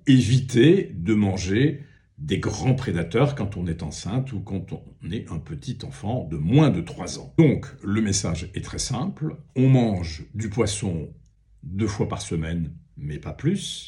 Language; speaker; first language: French; native; French